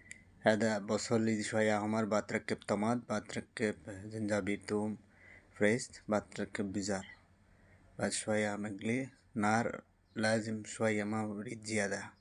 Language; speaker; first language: Arabic; non-native, learner; Bangla